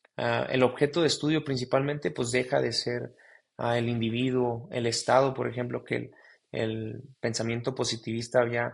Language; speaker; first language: Spanish; native; Spanish